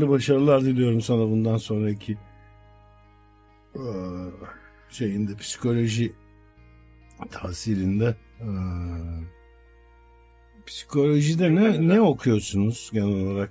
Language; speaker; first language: Turkish; native; Turkish